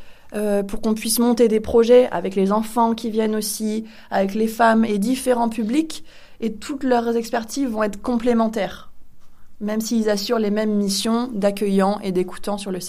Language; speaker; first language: French; native; French